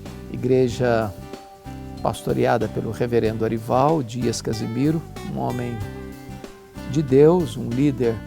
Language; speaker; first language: Portuguese; native; Portuguese